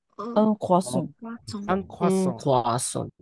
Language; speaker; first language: French; non-native, learner; Indonesian